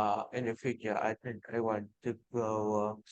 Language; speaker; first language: English; non-native, learner; Vietnamese